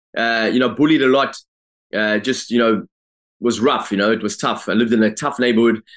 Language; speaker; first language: English; native; English